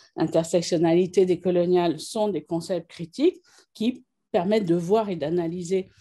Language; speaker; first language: French; native; French